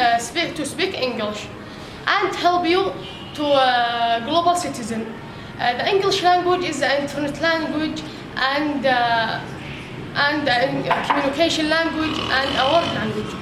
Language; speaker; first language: English; non-native, learner; Arabic